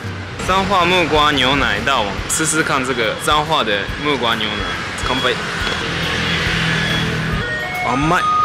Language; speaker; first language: Chinese; non-native, fluent; Japanese